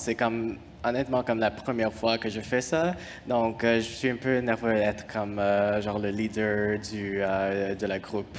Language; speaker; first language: French; non-native, fluent; English